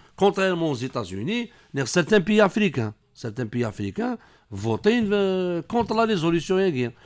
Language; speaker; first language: French; non-native, local second language; Kabyle